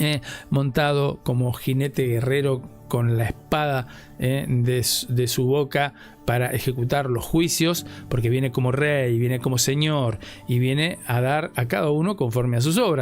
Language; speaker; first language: Spanish; native; Spanish